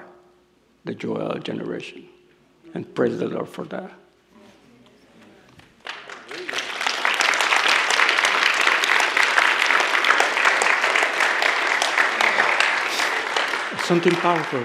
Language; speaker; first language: English; non-native, learner; Spanish